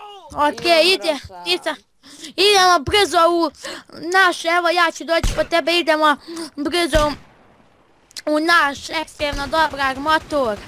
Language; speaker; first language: Bosnian; native; Bosnian